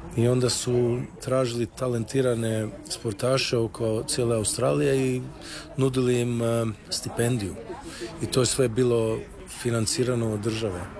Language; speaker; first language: Croatian; early bilingual, heritage; Croatian